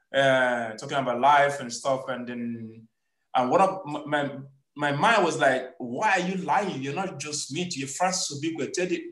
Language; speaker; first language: English; non-native, local second language; Igbo